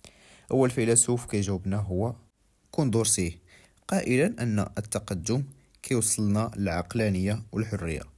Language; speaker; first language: Arabic; native; Arabic